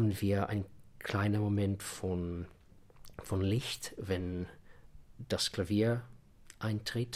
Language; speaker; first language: German; non-native, fluent; Russian